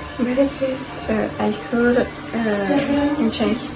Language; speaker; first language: Armenian; early bilingual, heritage; Armenian